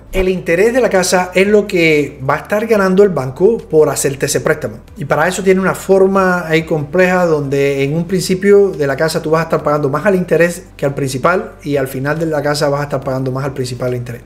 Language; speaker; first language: Spanish; native; Spanish